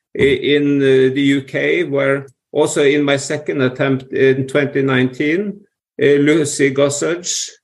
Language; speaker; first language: English; non-native, fluent; Norwegian